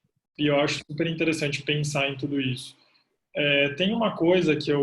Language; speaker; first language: Portuguese; native; Portuguese